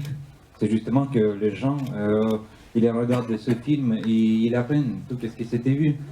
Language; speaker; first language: French; non-native, learner; Russian